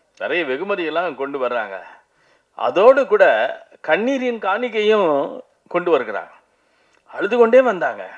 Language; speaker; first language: Tamil; native; Tamil